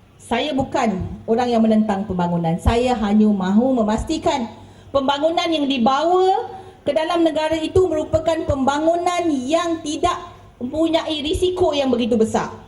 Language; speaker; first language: Malay; native; Malay